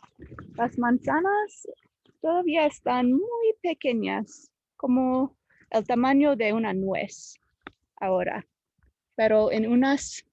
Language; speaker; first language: Spanish; non-native, fluent; English